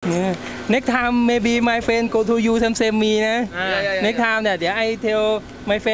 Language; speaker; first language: English; non-native, learner; Thai